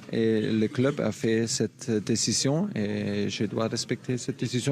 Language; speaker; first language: French; non-native, fluent; German